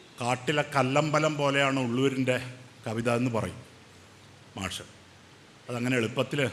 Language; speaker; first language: Malayalam; native; Malayalam